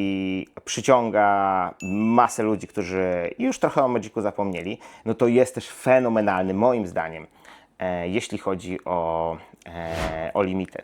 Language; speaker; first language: Polish; native; Polish